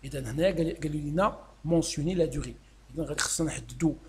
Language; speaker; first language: French; non-native, local second language; Arabic